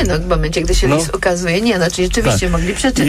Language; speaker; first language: Polish; native; Polish